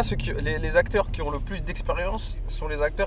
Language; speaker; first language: French; native; French